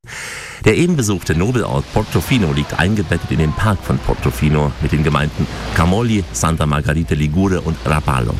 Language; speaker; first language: German; native; German